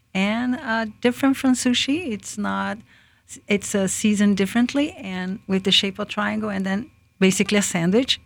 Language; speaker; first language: English; early bilingual, other home language; Portuguese